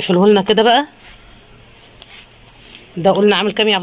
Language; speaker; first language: Arabic; native; Arabic